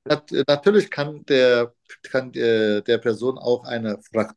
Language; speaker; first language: German; non-native, fluent; Turkish